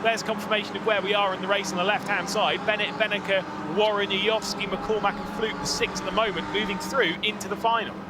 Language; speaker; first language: English; native; English